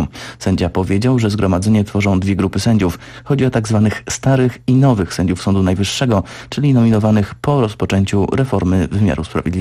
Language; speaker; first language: Polish; native; Polish